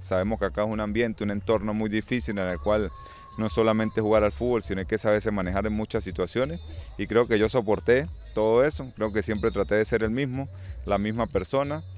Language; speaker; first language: Spanish; native; Spanish